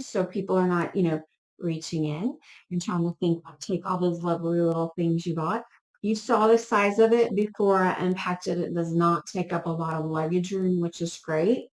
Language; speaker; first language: English; native; English